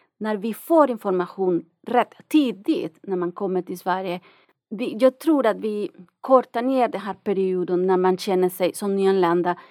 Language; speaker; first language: Swedish; non-native, fluent; Spanish